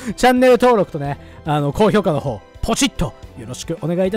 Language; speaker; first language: Japanese; native; Japanese